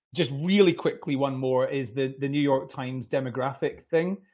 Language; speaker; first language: English; native; English